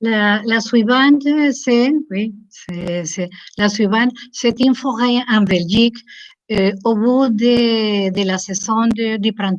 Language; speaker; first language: French; non-native, learner; Spanish